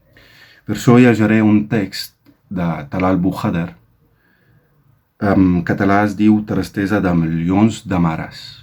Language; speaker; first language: Catalan; non-native, fluent; Arabic